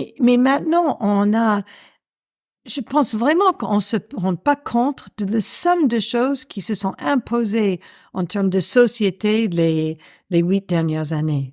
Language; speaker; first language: French; non-native, fluent; English